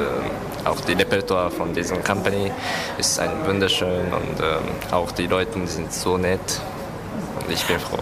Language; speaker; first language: German; non-native, learner; Japanese